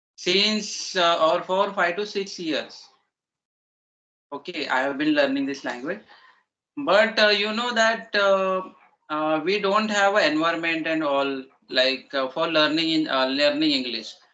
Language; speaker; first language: English; non-native, learner; Marathi